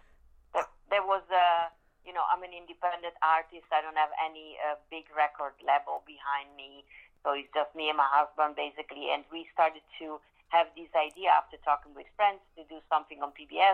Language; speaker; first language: English; non-native, fluent; Italian